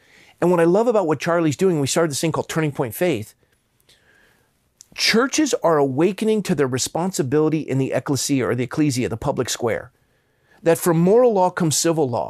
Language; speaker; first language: English; native; English